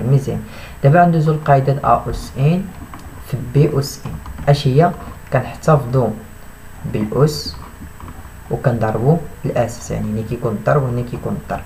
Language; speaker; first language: Arabic; native; Arabic